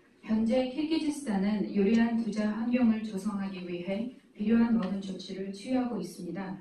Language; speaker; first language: Korean; non-native, fluent; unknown